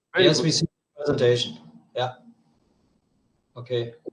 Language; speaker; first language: English; non-native, fluent; German